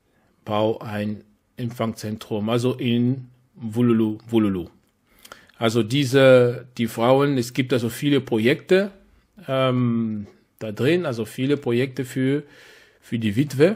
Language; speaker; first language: German; non-native, fluent; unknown